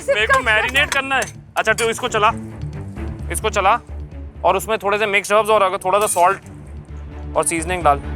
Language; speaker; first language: Hindi; native; Hindi